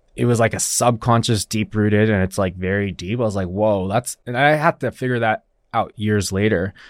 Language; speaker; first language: English; early bilingual, other home language; Chinese